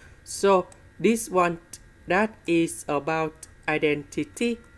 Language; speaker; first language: English; non-native, fluent; Vietnamese